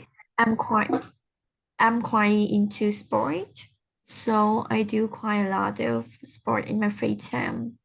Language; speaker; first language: English; non-native, learner; Vietnamese